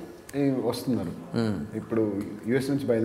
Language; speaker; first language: Telugu; native; Telugu